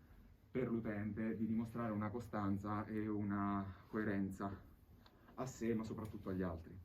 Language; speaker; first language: Italian; native; Italian